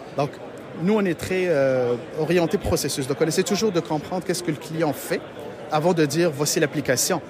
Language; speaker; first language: French; non-native, local second language; Arabic